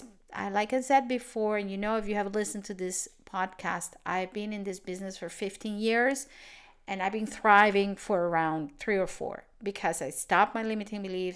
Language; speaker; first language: English; non-native, fluent; Spanish